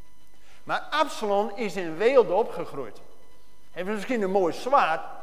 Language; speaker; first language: Dutch; native; Dutch